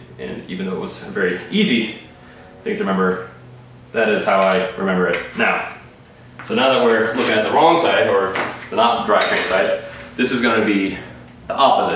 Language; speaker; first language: English; native; English